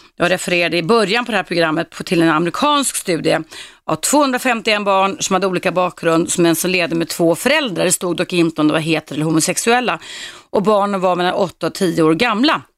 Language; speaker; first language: Swedish; native; Swedish